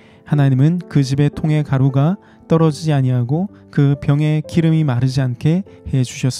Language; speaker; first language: Korean; native; Korean